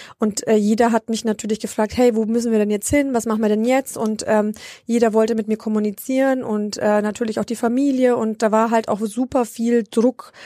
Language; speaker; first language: German; early bilingual, other home language; Romanian